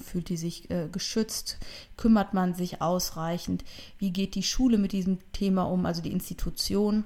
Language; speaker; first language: German; native; German